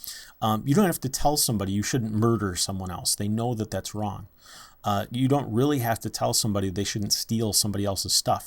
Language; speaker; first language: English; native; English